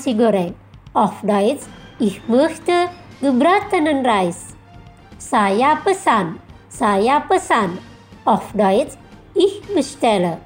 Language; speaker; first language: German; non-native, fluent; Indonesian